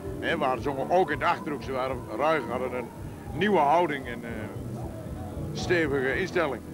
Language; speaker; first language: Dutch; native; Dutch